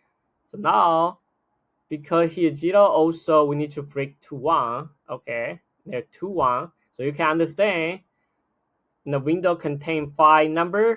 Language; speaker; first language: English; non-native, fluent; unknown